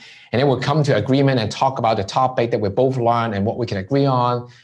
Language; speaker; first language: English; non-native, local second language; Cantonese